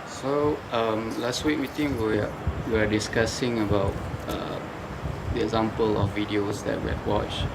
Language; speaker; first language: English; non-native, learner; Malay